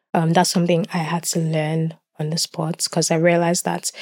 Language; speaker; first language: English; non-native, local second language; Yoruba